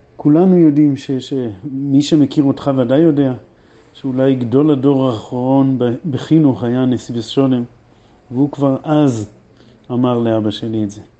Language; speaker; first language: Hebrew; native; Hebrew